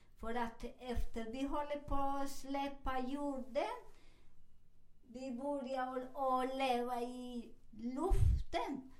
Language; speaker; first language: Swedish; non-native, fluent; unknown